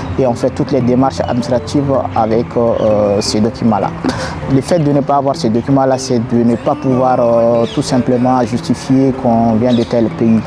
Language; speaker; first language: French; non-native, local second language; Bambara